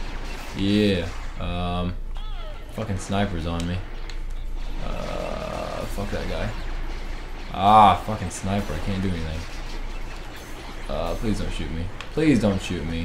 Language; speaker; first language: English; native; English